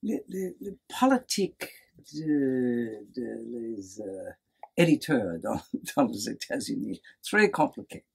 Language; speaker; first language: French; non-native, learner; English